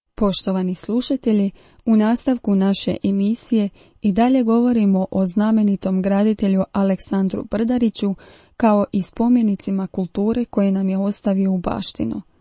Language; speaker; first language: Croatian; native; Croatian